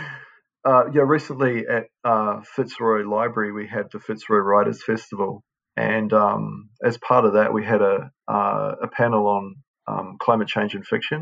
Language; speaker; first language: English; native; English